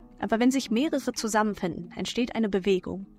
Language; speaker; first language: German; native; German